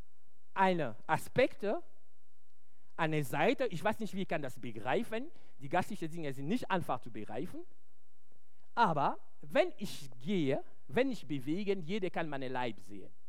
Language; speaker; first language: German; non-native, fluent; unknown